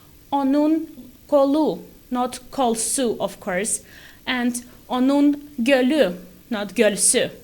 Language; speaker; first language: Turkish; non-native, fluent; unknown